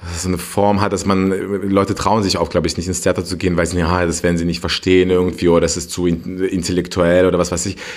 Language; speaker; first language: German; non-native, fluent; Russian